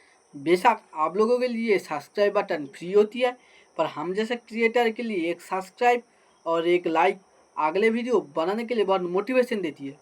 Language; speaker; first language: Hindi; native; Hindi